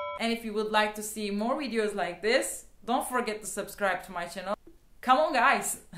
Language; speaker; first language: English; non-native, fluent; Turkish